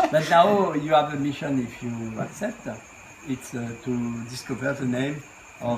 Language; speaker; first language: English; non-native, learner; French